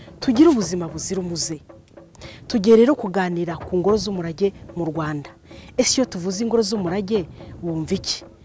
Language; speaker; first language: Kinyarwanda; native; Kinyarwanda